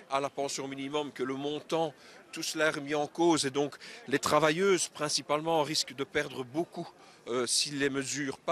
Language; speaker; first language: French; native; French